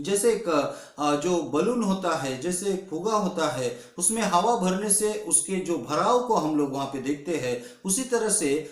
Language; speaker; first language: Hindi; non-native, local second language; Kannada